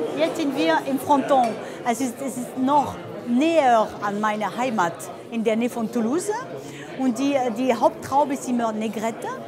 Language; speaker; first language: German; non-native, fluent; French